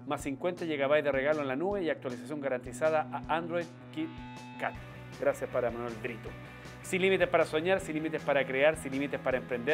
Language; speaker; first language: Spanish; native; Spanish